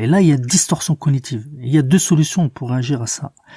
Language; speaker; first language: French; native; French